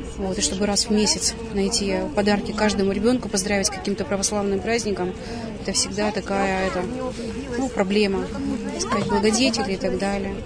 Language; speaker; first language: Russian; native; Russian